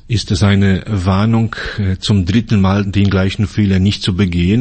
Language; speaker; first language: German; non-native, fluent; Polish